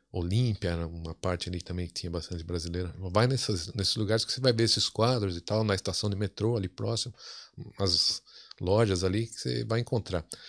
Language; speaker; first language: Portuguese; native; Portuguese